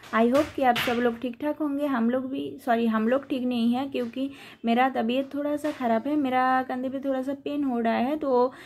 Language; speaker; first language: Hindi; non-native, local second language; Bangla